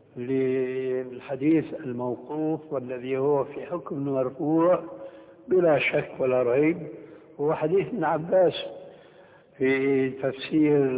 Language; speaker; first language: Arabic; early bilingual, other home language; Albanian